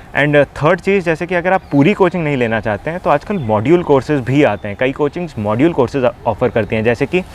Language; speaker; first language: Hindi; native; Hindi